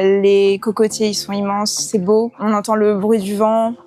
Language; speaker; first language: French; native; French